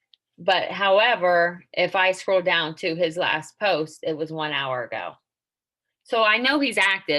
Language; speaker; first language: English; native; English